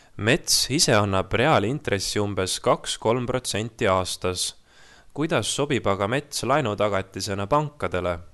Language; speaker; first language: Estonian; native; Estonian